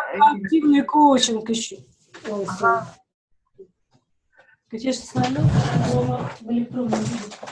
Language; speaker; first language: Russian; native; Russian